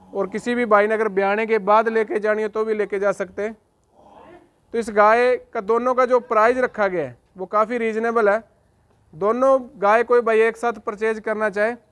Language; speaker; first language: Hindi; native; Hindi